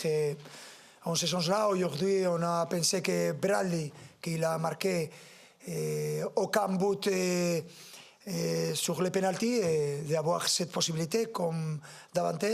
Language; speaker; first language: French; non-native, fluent; Spanish